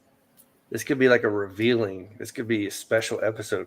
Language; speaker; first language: English; native; English